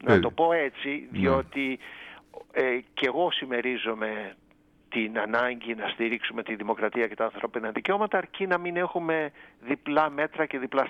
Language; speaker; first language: Greek; native; Greek